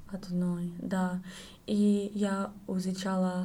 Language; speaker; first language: Russian; non-native, learner; English